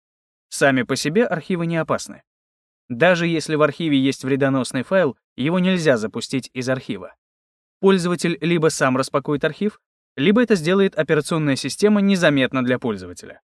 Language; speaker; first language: Russian; native; Russian